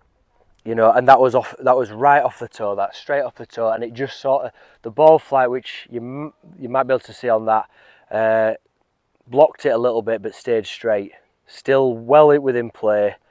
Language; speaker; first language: English; native; English